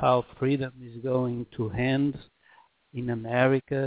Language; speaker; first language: English; non-native, fluent; Portuguese